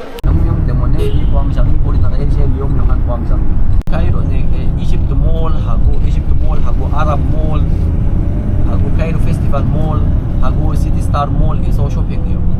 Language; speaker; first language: Korean; non-native, learner; Arabic